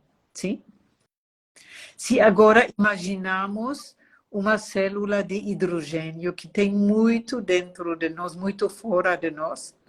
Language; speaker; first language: Portuguese; non-native, fluent; German